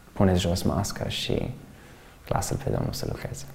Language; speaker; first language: Romanian; early bilingual, other home language; English